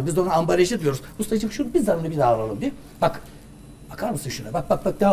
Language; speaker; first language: Turkish; native; Turkish